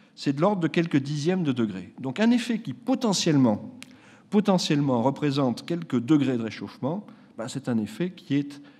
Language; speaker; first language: French; native; French